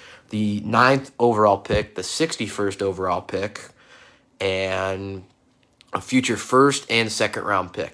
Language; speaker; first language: English; native; English